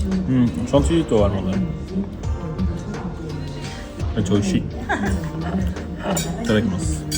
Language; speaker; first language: Japanese; non-native, fluent; French